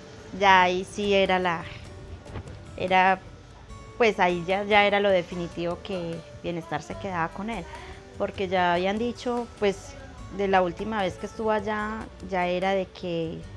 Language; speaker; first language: Spanish; native; Spanish